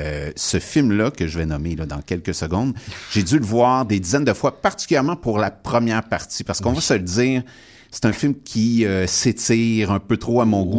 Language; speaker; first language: French; native; French